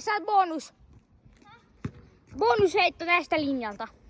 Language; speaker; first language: Finnish; native; Finnish